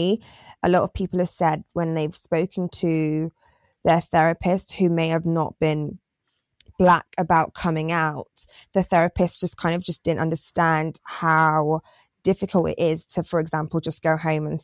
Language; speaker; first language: English; native; English